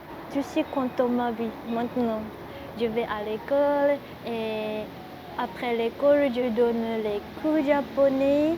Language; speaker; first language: French; non-native, learner; Japanese